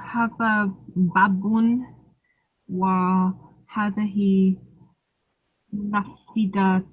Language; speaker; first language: Arabic; non-native, learner; English